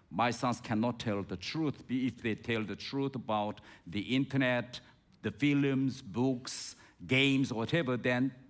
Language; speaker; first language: English; non-native, fluent; Korean